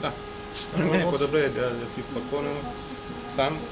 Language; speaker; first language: Bulgarian; non-native, learner; Italian